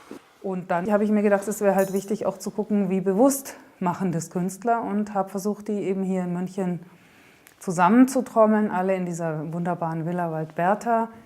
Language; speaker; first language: German; native; German